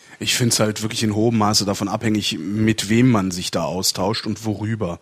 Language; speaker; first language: German; native; German